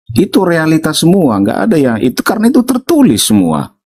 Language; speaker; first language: Indonesian; native; Indonesian